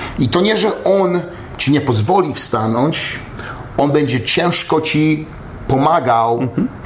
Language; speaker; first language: Polish; early bilingual, heritage; Polish